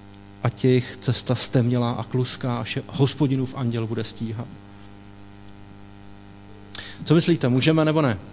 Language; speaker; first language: Czech; native; Czech